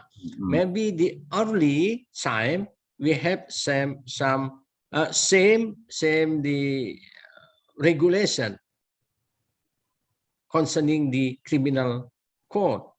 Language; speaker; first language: English; non-native, learner; Indonesian